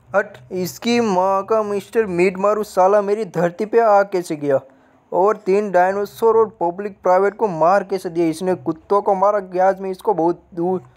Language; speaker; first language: Hindi; non-native, local second language; Gujarati